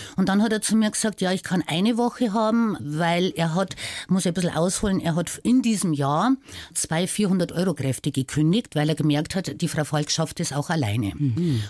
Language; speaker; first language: German; native; German